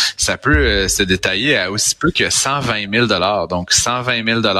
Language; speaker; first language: French; native; French